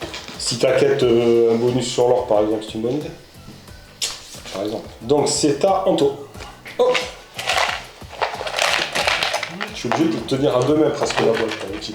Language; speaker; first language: French; native; French